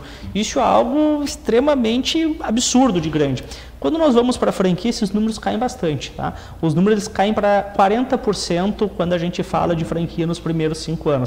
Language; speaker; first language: Portuguese; native; Portuguese